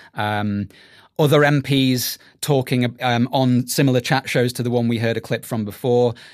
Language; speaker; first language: English; native; English